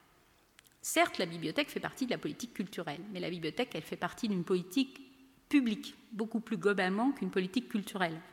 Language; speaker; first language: French; native; French